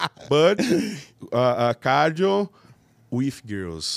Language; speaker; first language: English; non-native, learner; Portuguese